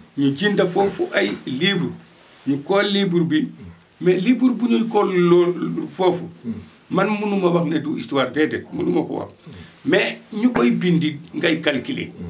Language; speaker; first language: Wolof; non-native, local second language; Fula